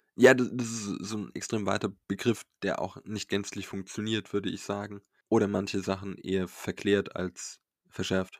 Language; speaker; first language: German; native; German